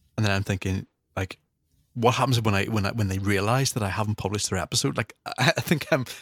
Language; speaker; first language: English; native; English